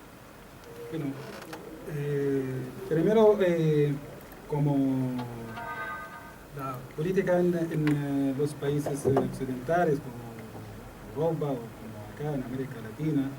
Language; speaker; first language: Spanish; non-native, learner; Arabic